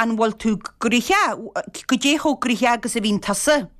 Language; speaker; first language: Irish; native; Irish